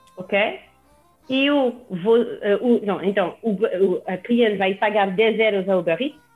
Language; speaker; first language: Portuguese; non-native, fluent; French